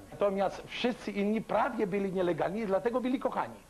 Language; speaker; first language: Polish; early bilingual, other home language; Greek